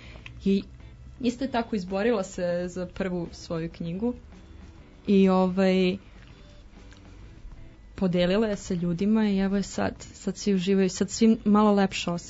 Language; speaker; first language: Serbian; native; Serbian